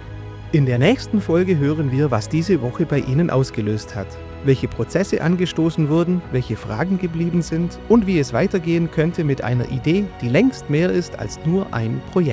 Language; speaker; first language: German; native; German